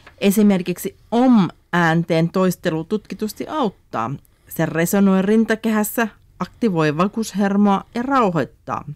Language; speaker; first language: Finnish; native; Finnish